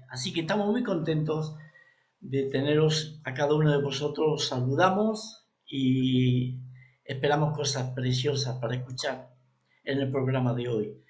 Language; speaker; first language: Spanish; native; Spanish